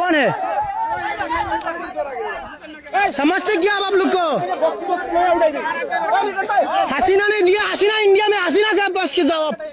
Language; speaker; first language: Hindi; non-native, learner; Bangla